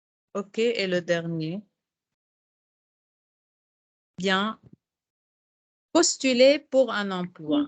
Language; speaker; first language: French; non-native, fluent; Arabic